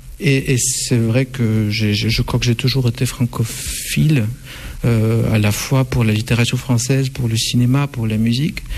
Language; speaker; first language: French; non-native, fluent; Russian